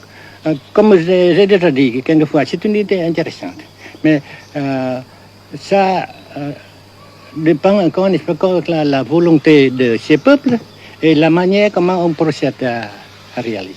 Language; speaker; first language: French; non-native, fluent; Vietnamese